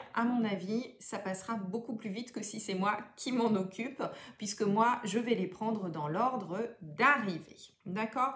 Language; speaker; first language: French; native; French